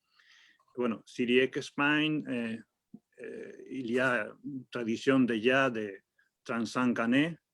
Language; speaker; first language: French; non-native, fluent; Spanish